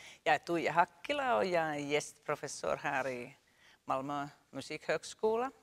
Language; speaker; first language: Swedish; non-native, local second language; Finnish